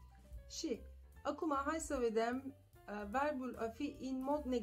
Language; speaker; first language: Romanian; non-native, fluent; Turkish